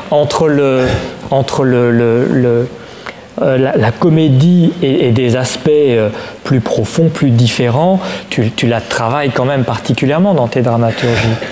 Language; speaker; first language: French; native; French